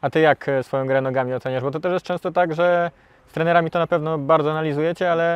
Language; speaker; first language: Polish; native; Polish